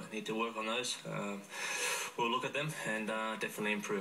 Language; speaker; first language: English; native; English